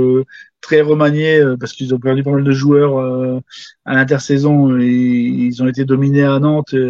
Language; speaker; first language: French; native; French